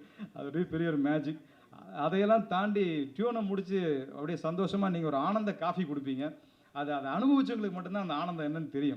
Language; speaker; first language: Tamil; native; Tamil